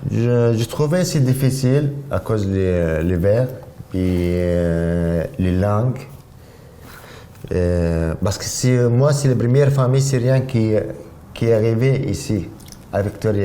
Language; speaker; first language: French; non-native, learner; Arabic